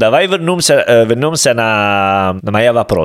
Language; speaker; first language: Russian; non-native, learner; Italian